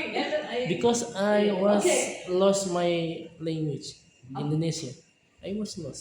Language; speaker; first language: English; non-native, learner; Indonesian